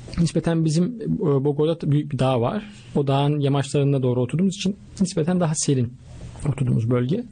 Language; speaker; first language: Turkish; native; Turkish